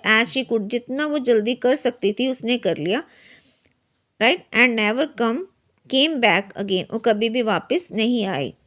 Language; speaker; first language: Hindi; native; Hindi